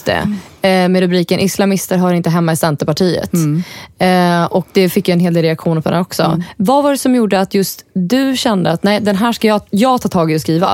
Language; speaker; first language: Swedish; native; Swedish